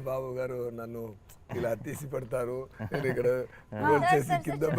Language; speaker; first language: Telugu; non-native, fluent; Tamil